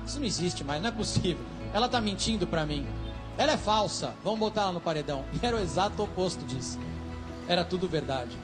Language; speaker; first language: Portuguese; native; Portuguese